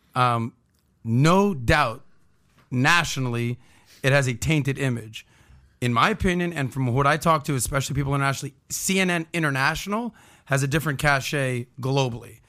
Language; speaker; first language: English; native; English